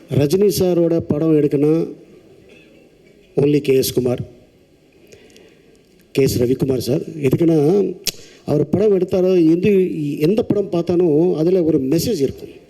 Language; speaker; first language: Tamil; non-native, local second language; Telugu